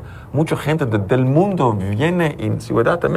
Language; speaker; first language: Spanish; non-native, learner; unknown